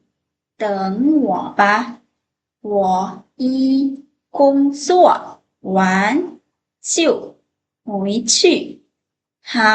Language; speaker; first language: Chinese; non-native, fluent; Lao